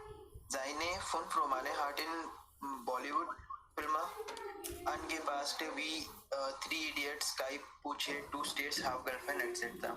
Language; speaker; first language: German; non-native, learner; Hindi